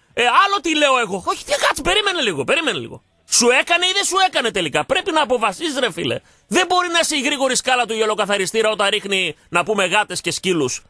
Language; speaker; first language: Greek; native; Greek